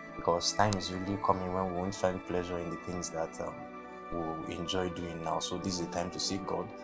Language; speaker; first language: English; non-native, local second language; Igbo